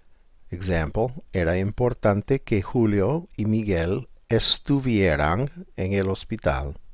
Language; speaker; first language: Spanish; non-native, fluent; English